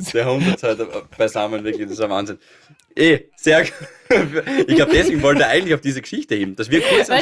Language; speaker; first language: German; native; German